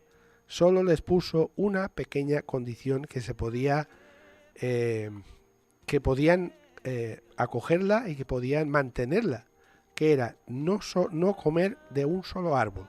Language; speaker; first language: Spanish; native; Spanish